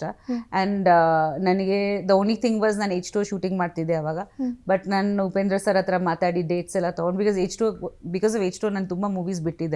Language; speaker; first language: Kannada; non-native, fluent; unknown